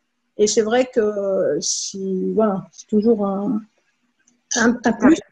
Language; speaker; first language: French; native; French